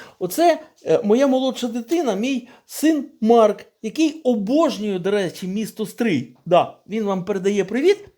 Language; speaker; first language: Ukrainian; non-native, local second language; Russian